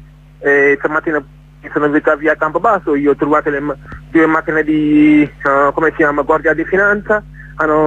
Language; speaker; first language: Italian; non-native, fluent; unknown